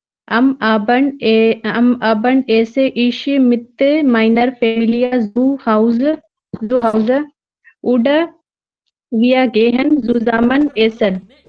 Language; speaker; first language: German; non-native, learner; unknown